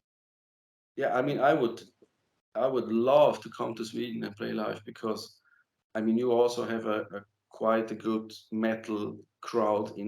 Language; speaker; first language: English; non-native, fluent; German